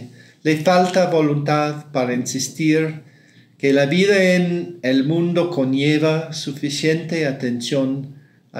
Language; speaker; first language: Spanish; non-native, fluent; English